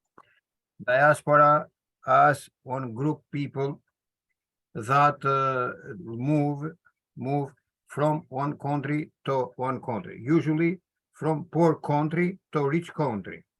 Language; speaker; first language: English; non-native, learner; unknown